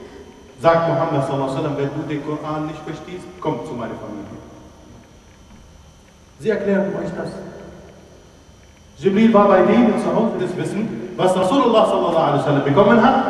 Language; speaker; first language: German; non-native, fluent; Arabic